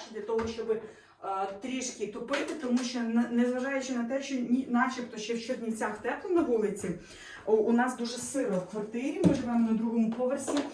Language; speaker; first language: Ukrainian; non-native, local second language; Russian